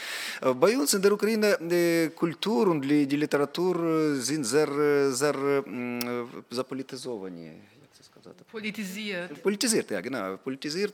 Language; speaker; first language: German; non-native, fluent; Ukrainian